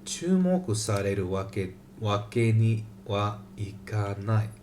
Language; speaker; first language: Japanese; non-native, learner; English